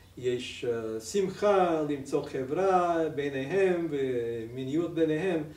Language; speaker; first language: Hebrew; non-native, fluent; English